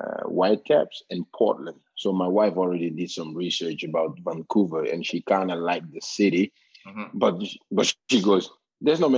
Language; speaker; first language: English; non-native, fluent; Norwegian